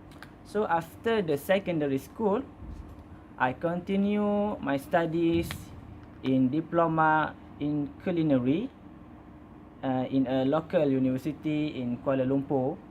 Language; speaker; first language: English; non-native, learner; Malay